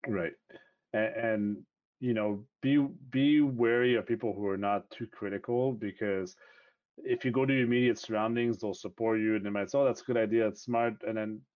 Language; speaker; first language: English; non-native, fluent; French